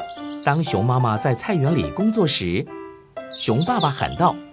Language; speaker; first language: Chinese; native; Chinese